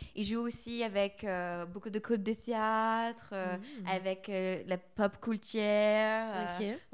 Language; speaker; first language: French; non-native, fluent; English